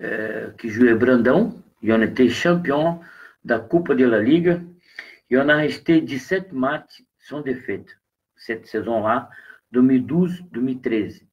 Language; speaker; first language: French; non-native, learner; Portuguese